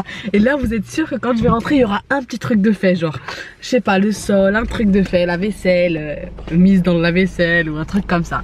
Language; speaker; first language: French; native; French